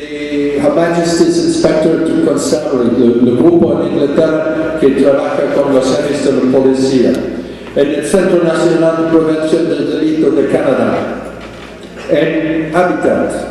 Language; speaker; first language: Spanish; non-native, fluent; English